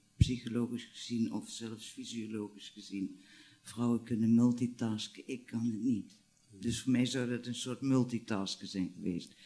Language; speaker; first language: Dutch; native; Dutch